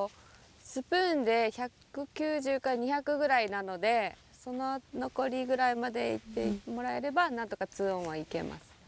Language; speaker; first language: Japanese; native; Japanese